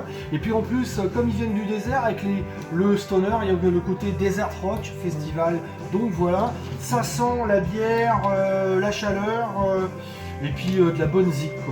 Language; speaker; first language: French; native; French